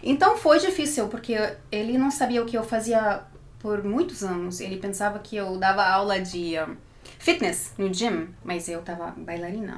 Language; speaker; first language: Portuguese; early bilingual, heritage; Portuguese